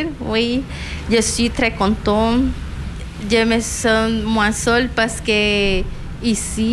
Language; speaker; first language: French; non-native, learner; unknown